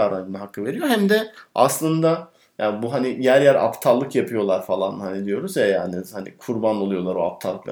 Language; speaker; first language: Turkish; native; Turkish